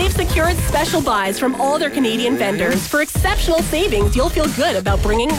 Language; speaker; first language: English; native; English